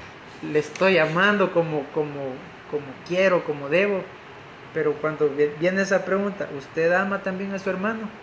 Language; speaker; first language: Spanish; native; Spanish